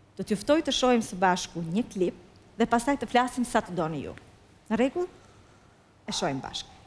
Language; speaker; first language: Albanian; native; Albanian